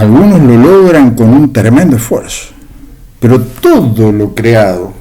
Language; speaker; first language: Spanish; native; Spanish